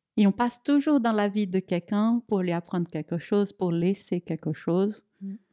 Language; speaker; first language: French; non-native, fluent; Portuguese